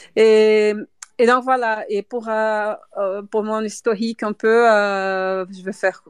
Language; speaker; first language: French; non-native, fluent; Portuguese